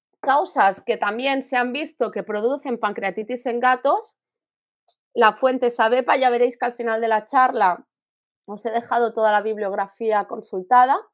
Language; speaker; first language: Spanish; native; Spanish